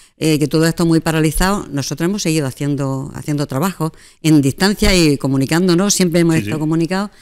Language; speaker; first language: Spanish; native; Spanish